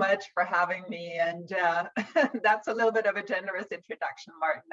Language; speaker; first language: English; non-native, fluent; German